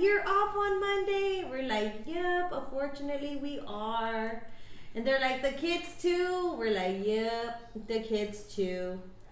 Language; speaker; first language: English; early bilingual, other home language; Spanish